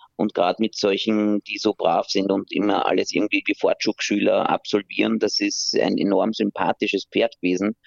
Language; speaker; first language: German; native; German